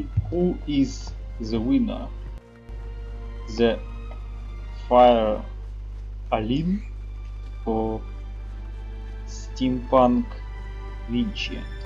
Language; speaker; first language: English; non-native, learner; Russian